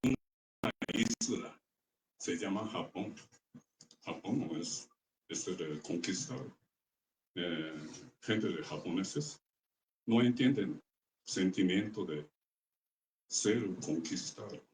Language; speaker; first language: Spanish; non-native, learner; Japanese